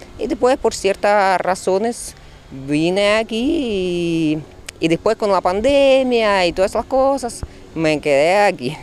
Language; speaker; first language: Spanish; non-native, fluent; Ukrainian